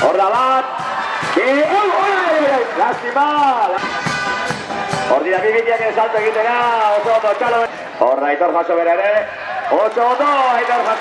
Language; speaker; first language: Basque; native; Basque